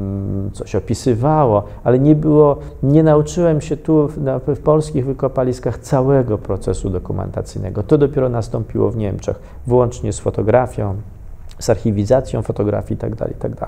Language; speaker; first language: Polish; native; Polish